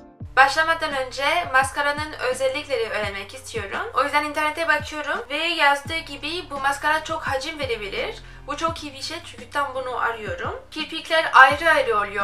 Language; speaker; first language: Turkish; non-native, fluent; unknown